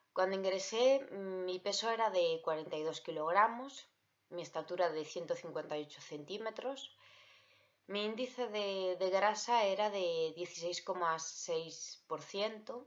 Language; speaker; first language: Spanish; native; Spanish